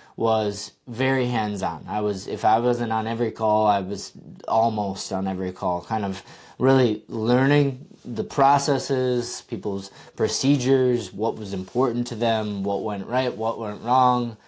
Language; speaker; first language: English; native; English